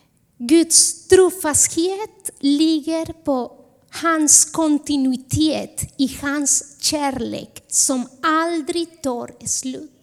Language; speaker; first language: Swedish; non-native, fluent; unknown